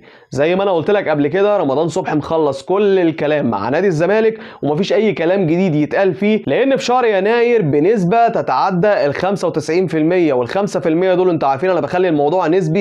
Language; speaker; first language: Arabic; native; Arabic